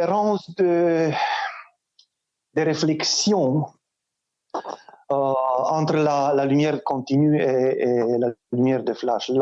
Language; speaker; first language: French; non-native, fluent; Romanian